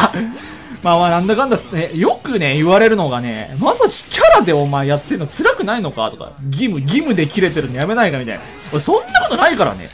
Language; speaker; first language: Japanese; native; Japanese